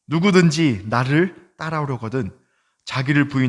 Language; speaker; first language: Korean; native; Korean